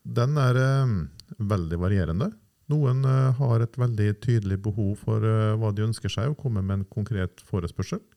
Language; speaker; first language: Norwegian; native; Norwegian